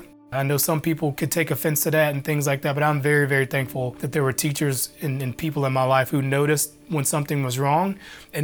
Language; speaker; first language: English; native; English